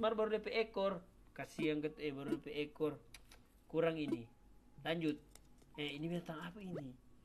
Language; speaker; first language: Indonesian; non-native, fluent; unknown